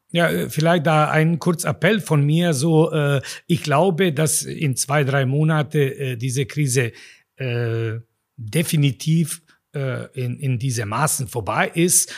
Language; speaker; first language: German; non-native, fluent; Serbian